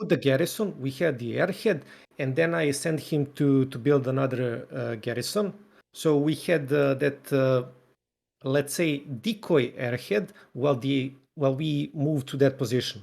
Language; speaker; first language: English; non-native, fluent; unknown